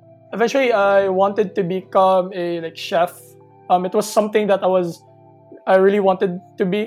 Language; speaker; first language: English; non-native, local second language; Cebuano